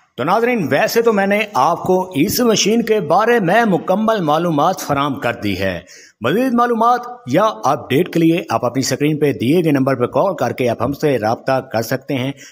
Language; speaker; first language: Urdu; non-native, local second language; Saraiki